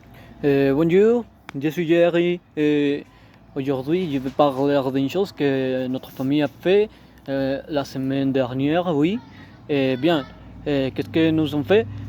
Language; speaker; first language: French; non-native, learner; Spanish